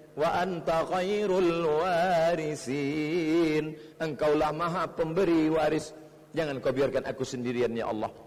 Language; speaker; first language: Indonesian; native; Indonesian